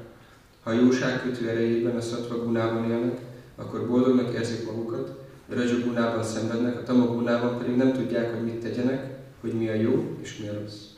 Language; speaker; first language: Hungarian; native; Hungarian